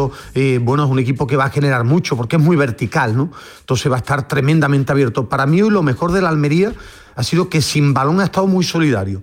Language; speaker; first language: Spanish; native; Spanish